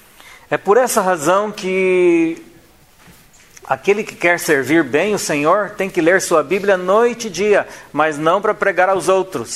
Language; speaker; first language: Portuguese; native; Portuguese